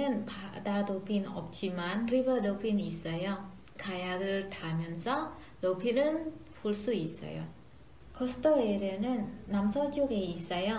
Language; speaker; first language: Korean; non-native, fluent; Khmer